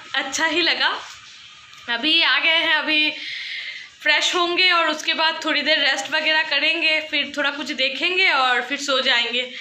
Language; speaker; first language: Hindi; non-native, local second language; Bangla